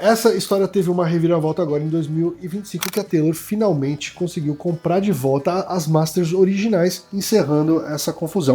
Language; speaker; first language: Portuguese; native; Portuguese